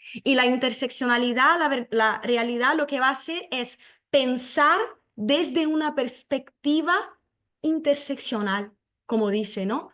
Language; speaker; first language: Spanish; non-native, fluent; Portuguese